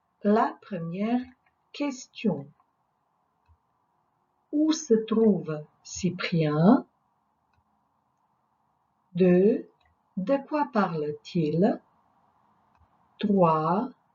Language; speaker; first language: French; non-native, fluent; Croatian